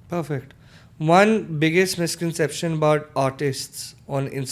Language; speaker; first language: English; non-native, local second language; Hindi